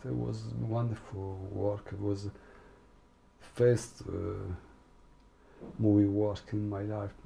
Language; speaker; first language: English; non-native, learner; Italian